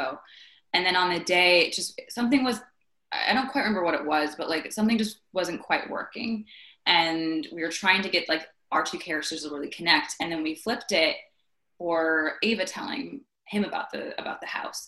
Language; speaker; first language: English; native; English